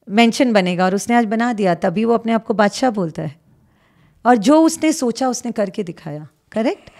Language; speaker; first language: Hindi; native; Hindi